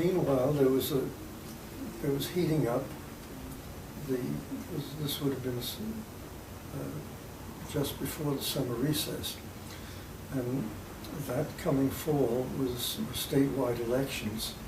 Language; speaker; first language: English; native; English